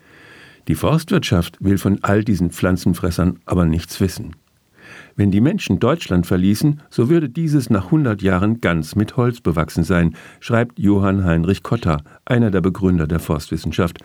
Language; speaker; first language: German; native; German